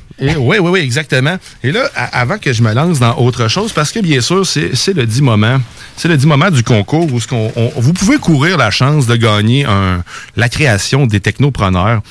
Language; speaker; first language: French; native; French